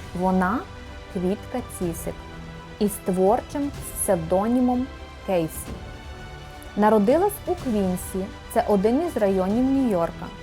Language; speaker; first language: Ukrainian; native; Ukrainian